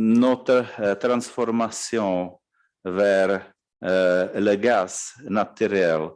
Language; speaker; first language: French; non-native, fluent; Czech